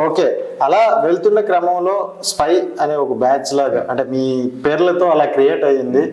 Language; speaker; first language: Telugu; native; Telugu